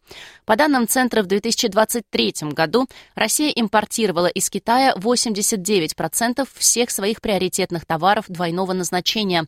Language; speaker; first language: Russian; native; Russian